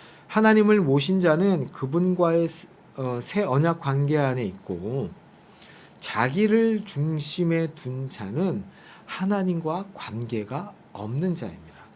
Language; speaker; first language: Korean; native; Korean